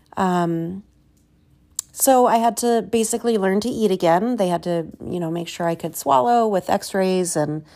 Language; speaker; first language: English; native; English